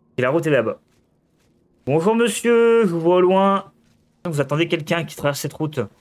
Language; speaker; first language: French; native; French